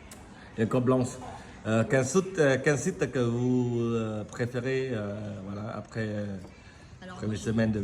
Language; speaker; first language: French; non-native, learner; Vietnamese